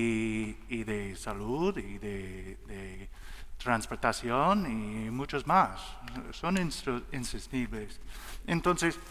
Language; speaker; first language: Spanish; non-native, learner; English